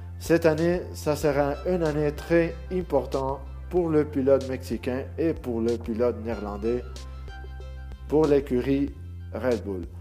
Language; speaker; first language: French; non-native, learner; Spanish